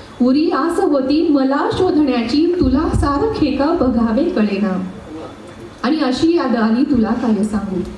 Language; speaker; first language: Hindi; non-native, local second language; Marathi